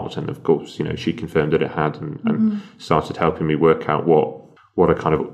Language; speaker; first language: English; native; English